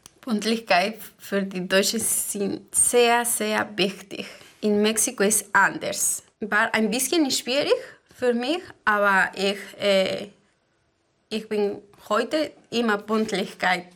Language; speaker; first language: German; non-native, learner; Spanish